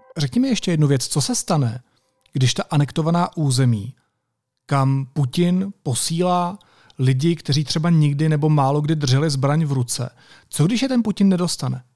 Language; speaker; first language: Czech; native; Czech